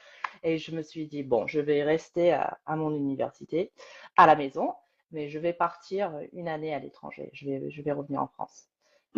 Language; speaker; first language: French; native; French